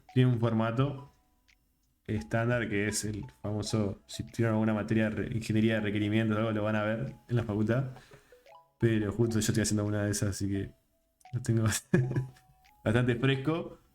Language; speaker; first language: Spanish; native; Spanish